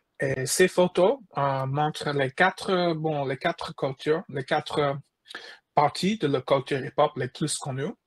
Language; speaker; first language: French; non-native, fluent; English